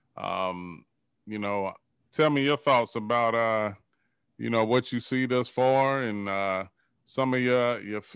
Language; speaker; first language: English; native; English